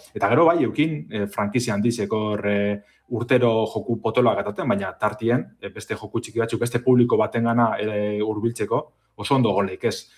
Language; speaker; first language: Basque; native; Basque